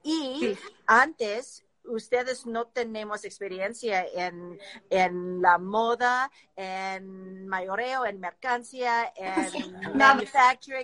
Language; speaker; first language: Spanish; non-native, learner; English